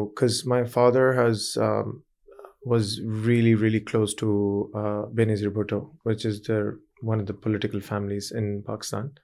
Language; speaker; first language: English; early bilingual, other home language; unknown